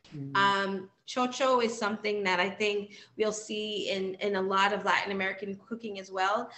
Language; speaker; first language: English; native; English